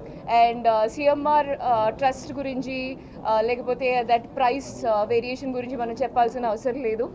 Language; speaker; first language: Telugu; non-native, fluent; Malayalam